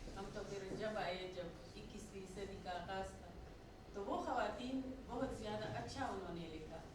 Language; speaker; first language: Urdu; non-native, local second language; Pashto